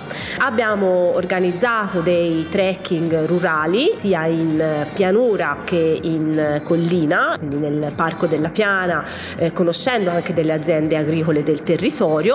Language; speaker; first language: Italian; native; Italian